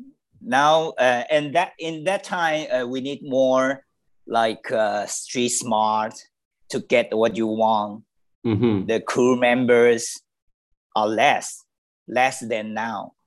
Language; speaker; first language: English; non-native, learner; Chinese